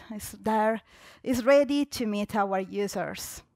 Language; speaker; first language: English; non-native, fluent; Italian